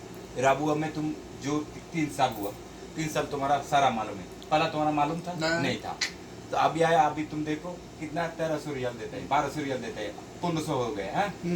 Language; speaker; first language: Hindi; non-native, learner; Bangla